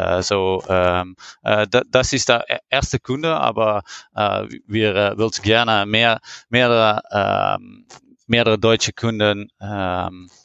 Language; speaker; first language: German; non-native, learner; Dutch